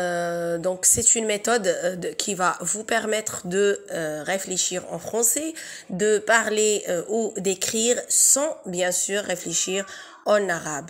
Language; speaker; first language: French; non-native, local second language; Arabic